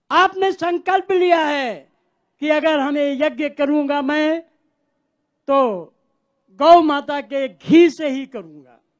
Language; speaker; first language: Hindi; non-native, local second language; Telugu